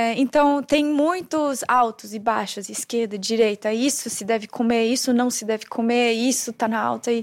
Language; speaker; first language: Portuguese; non-native, fluent; German